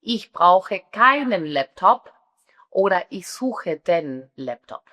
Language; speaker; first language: German; non-native, fluent; Spanish